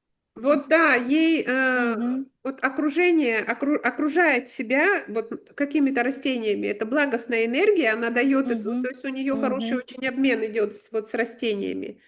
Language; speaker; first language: Russian; native; Russian